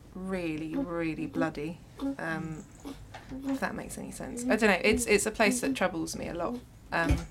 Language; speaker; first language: English; native; English